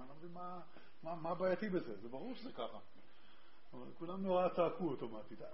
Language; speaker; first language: Hebrew; native; Hebrew